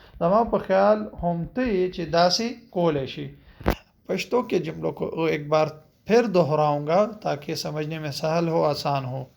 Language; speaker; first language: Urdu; non-native, local second language; Pashto